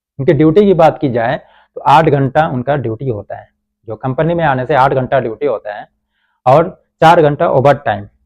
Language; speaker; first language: Hindi; native; Hindi